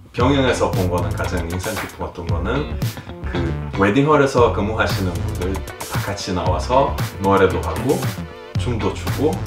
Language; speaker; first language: Korean; non-native, fluent; Portuguese